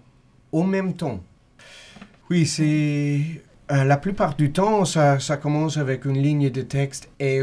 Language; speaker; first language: French; non-native, fluent; English